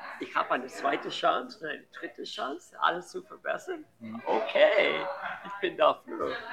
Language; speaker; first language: German; non-native, learner; English